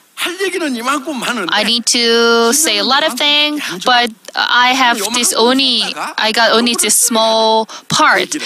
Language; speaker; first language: English; non-native, fluent; Korean